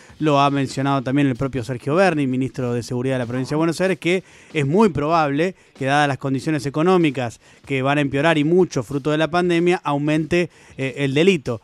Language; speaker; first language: Spanish; native; Spanish